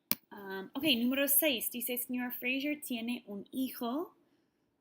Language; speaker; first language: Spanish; non-native, fluent; English